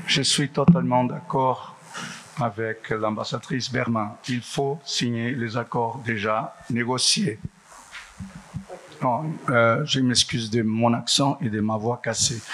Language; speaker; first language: French; non-native, fluent; Portuguese